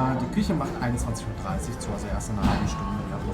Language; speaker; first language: German; native; German